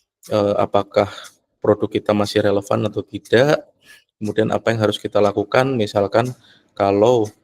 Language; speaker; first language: Indonesian; native; Indonesian